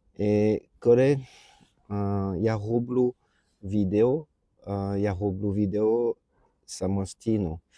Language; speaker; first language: Ukrainian; non-native, learner; French